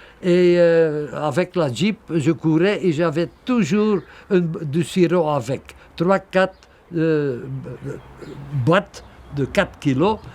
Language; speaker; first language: French; non-native, local second language; Dutch